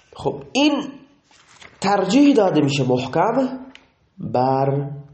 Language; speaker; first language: Persian; non-native, local second language; Baluchi